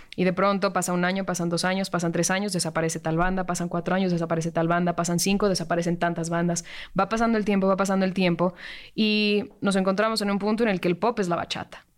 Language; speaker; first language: Spanish; native; Spanish